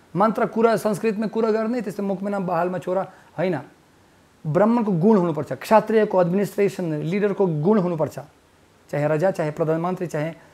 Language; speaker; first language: Nepali; non-native, fluent; Russian